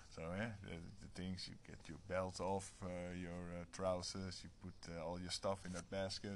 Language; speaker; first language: English; non-native, fluent; Dutch